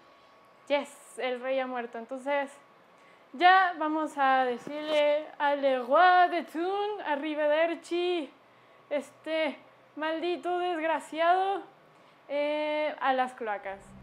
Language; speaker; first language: Spanish; native; Spanish